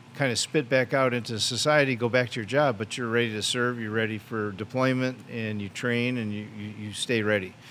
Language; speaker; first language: English; native; English